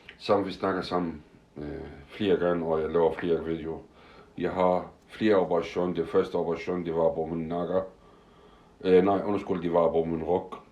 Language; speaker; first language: Danish; non-native, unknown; Arabic